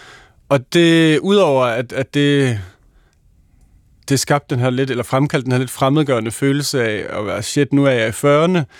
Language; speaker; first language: Danish; native; Danish